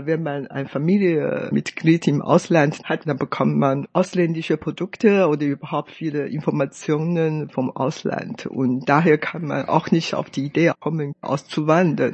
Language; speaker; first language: German; non-native, fluent; Chinese